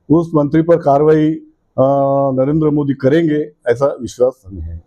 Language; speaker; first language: Hindi; non-native, local second language; Marathi